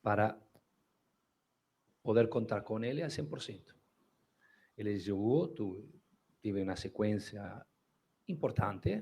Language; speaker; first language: Portuguese; non-native, fluent; Spanish